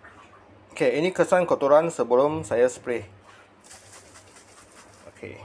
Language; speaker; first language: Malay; non-native, local second language; Chinese